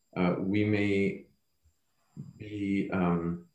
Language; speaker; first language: English; non-native, fluent; French